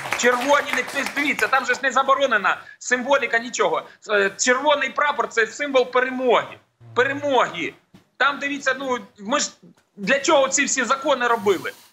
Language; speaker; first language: Ukrainian; native; Ukrainian